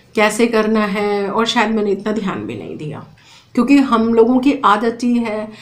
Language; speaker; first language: Hindi; native; Hindi